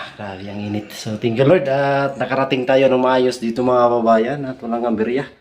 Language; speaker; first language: Filipino; non-native, local second language; Cebuano